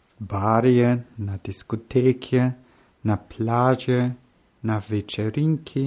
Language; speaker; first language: Russian; non-native, learner; German